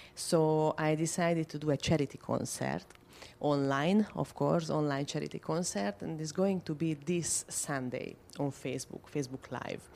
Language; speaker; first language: English; non-native, fluent; Hungarian